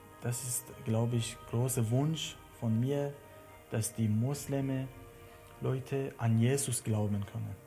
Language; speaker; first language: German; non-native, learner; Persian